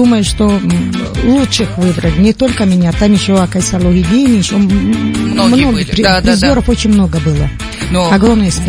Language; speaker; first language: Russian; non-native, local second language; Tajik